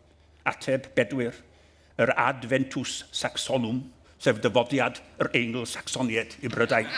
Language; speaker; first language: Welsh; native; Welsh